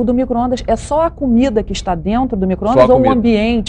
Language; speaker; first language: Portuguese; native; Portuguese